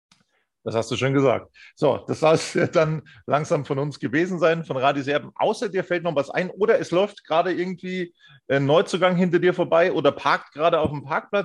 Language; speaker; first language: German; native; German